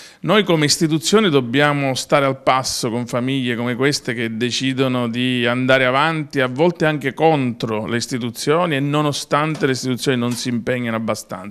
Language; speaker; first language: Italian; native; Italian